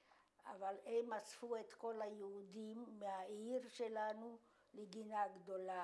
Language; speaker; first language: Hebrew; non-native, fluent; Polish